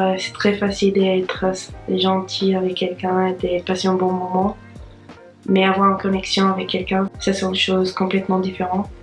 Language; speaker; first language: French; non-native, fluent; English